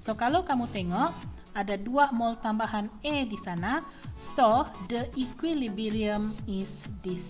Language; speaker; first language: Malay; native; Malay